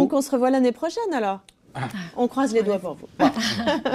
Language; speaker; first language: French; native; French